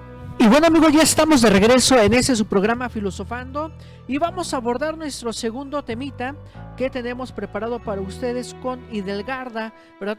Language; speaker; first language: Spanish; native; Spanish